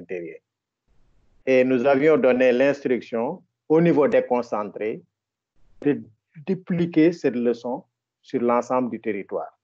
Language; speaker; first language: French; non-native, local second language; Wolof